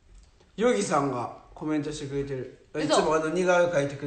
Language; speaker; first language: Japanese; native; Japanese